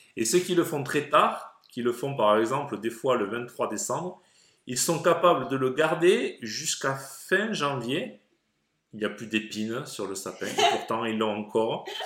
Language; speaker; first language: French; native; French